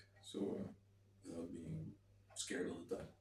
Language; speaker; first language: English; non-native, fluent; Dutch